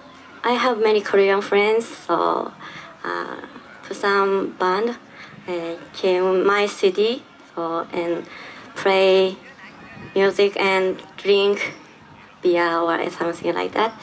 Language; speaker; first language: English; non-native, learner; Japanese